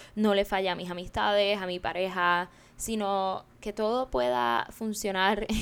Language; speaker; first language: Spanish; early bilingual, heritage; Spanish